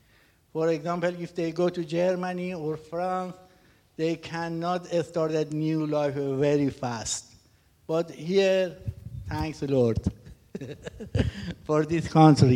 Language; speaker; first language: English; non-native, learner; Persian